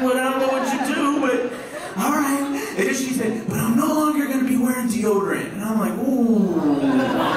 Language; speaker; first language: English; native; English